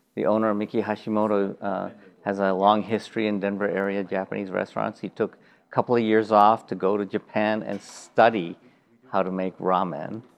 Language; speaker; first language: English; early bilingual, other home language; Japanese